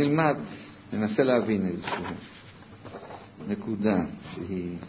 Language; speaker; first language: Hebrew; native; Hebrew